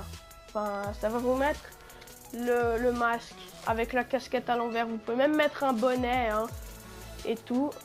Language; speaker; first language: French; native; French